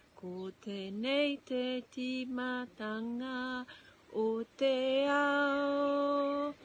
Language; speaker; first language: Māori; non-native, learner; Spanish